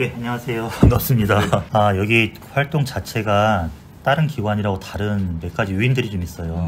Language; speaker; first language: Korean; native; Korean